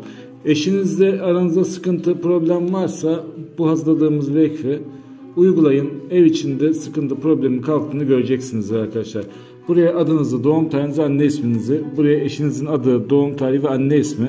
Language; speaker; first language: Turkish; native; Turkish